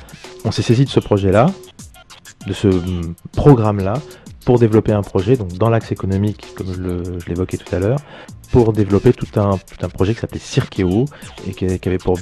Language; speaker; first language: French; native; French